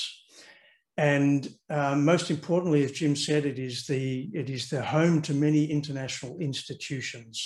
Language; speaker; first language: English; native; English